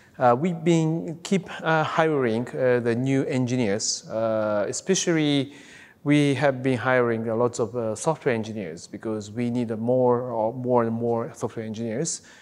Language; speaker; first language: English; non-native, fluent; Japanese